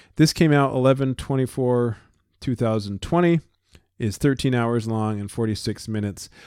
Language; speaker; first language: English; native; English